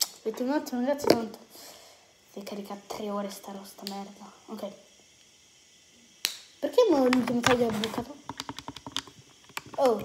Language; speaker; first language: Italian; native; Italian